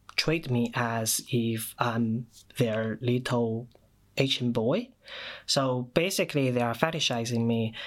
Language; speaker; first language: English; non-native, fluent; Chinese